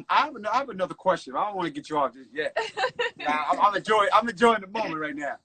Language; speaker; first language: English; native; English